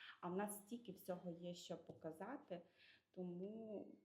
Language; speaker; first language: Ukrainian; native; Ukrainian